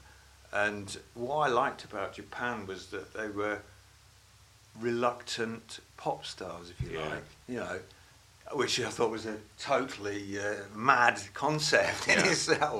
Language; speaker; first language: English; native; English